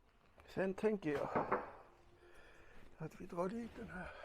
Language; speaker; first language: Swedish; native; Swedish